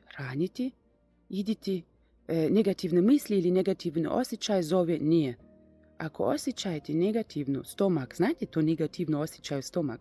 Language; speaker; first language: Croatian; non-native, learner; Russian